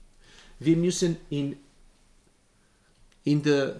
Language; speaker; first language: German; non-native, learner; Bulgarian